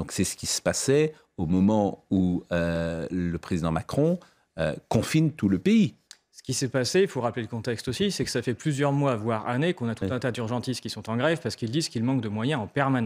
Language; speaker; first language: French; native; French